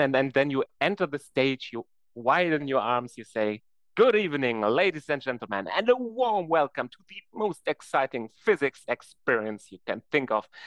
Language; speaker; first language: English; non-native, fluent; German